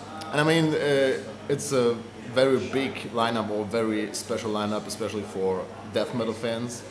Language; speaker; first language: English; non-native, fluent; German